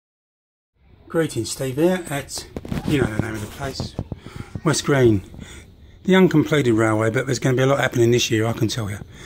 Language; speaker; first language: English; native; English